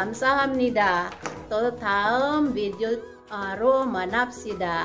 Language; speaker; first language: Korean; non-native, learner; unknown